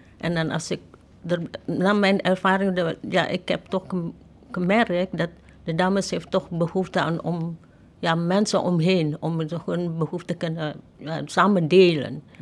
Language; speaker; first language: Dutch; non-native, fluent; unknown